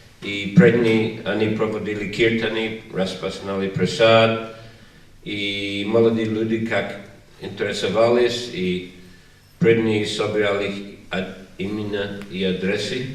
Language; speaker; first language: Russian; non-native, fluent; English